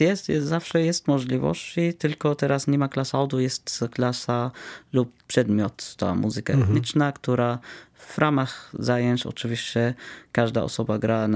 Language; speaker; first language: Polish; non-native, fluent; Arabic